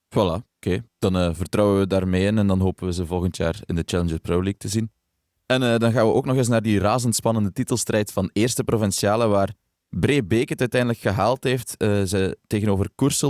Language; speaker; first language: Dutch; native; Dutch